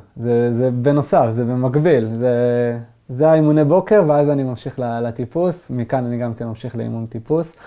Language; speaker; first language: Hebrew; native; Hebrew